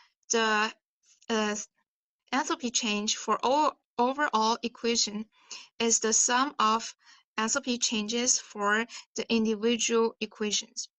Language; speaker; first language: English; non-native, fluent; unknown